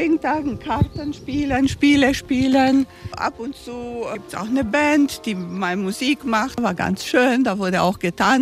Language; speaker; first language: German; non-native, fluent; Romanian